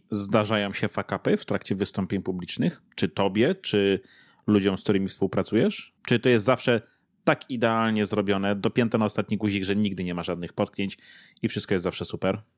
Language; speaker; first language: Polish; native; Polish